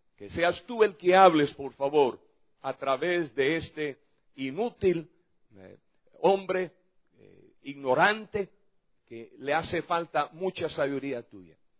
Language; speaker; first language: Spanish; non-native, fluent; English